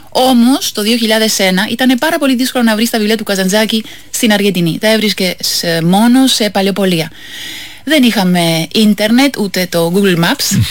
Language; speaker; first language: Greek; non-native, fluent; Spanish